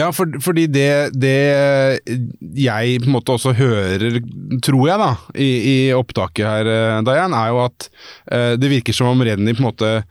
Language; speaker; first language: Norwegian; native; Norwegian